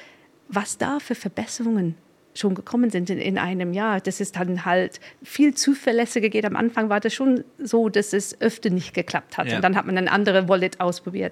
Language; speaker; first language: German; non-native, fluent; English